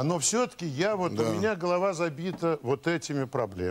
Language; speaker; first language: Russian; native; Russian